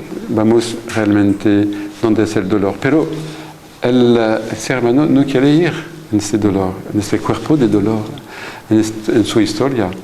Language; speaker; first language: Spanish; non-native, fluent; French